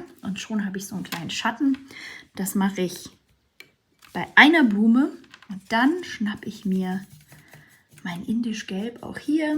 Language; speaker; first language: German; native; German